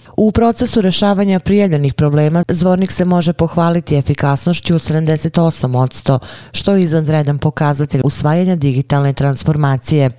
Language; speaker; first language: Bosnian; native; Bosnian